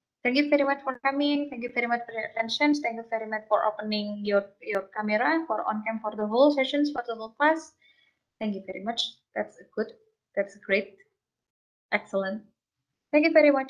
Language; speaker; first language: English; non-native, fluent; Javanese